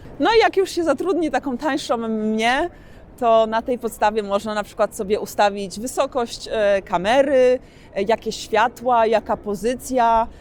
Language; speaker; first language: Polish; native; Polish